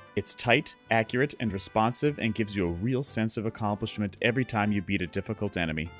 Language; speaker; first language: English; native; English